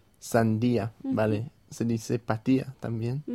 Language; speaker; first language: Spanish; non-native, fluent; English